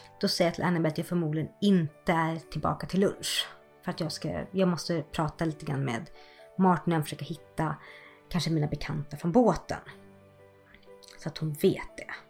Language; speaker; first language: Swedish; native; Swedish